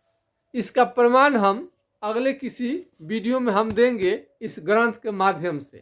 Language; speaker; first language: Hindi; non-native, local second language; Bhojpuri